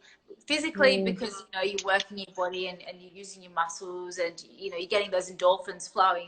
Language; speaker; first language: English; native; English